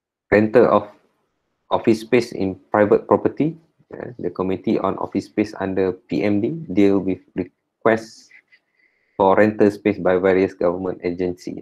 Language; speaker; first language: English; non-native, local second language; Malay